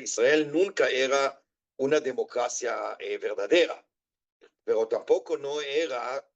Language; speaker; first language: Spanish; non-native, fluent; Hebrew